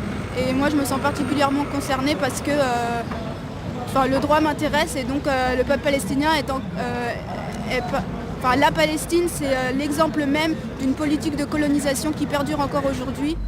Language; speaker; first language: French; native; French